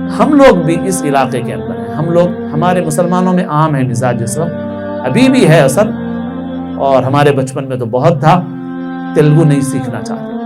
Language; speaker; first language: Urdu; native; Urdu